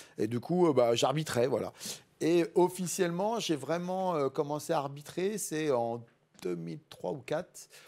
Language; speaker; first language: French; native; French